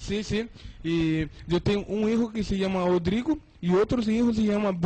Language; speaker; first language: Spanish; non-native, learner; Portuguese